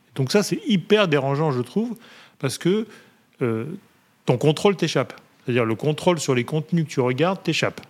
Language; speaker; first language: French; native; French